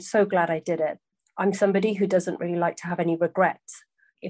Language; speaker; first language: English; native; English